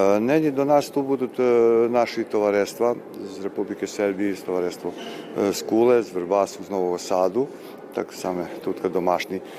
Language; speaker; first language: Ukrainian; early bilingual, heritage; Ukrainian